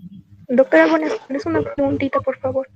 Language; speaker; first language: Spanish; native; Spanish